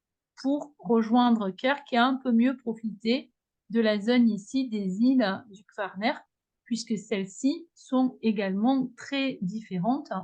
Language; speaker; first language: French; native; French